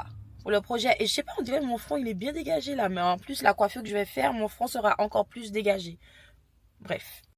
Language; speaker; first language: French; native; French